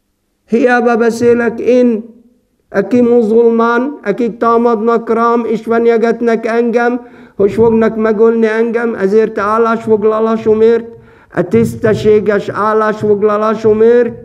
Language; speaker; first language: Hungarian; non-native, fluent; Arabic